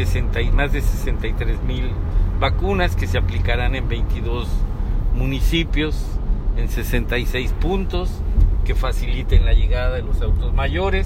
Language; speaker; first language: Spanish; native; Spanish